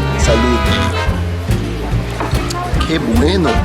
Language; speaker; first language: Spanish; non-native, learner; English